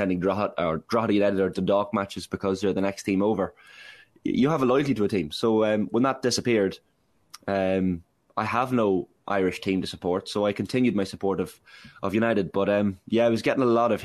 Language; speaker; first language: English; native; English